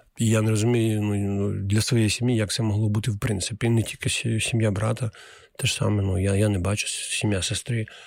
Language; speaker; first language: Ukrainian; native; Ukrainian